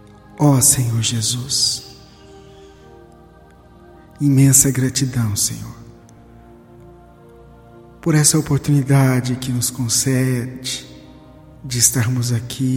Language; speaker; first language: Portuguese; native; Portuguese